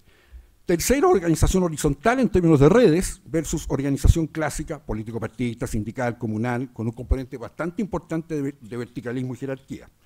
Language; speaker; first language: Spanish; native; Spanish